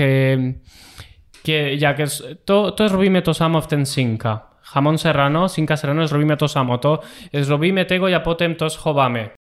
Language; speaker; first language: Polish; non-native, learner; Spanish